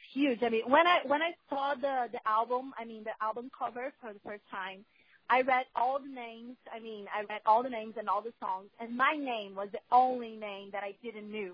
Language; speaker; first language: English; non-native, fluent; Portuguese